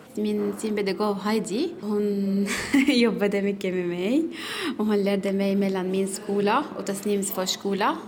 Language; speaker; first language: Swedish; non-native, learner; Arabic